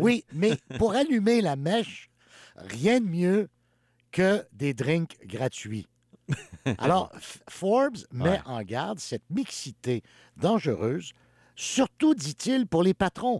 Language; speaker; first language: French; native; French